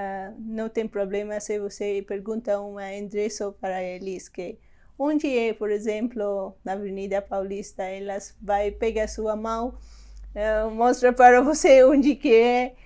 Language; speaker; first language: Portuguese; non-native, learner; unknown